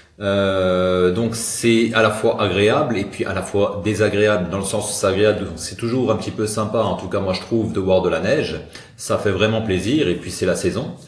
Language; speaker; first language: French; native; French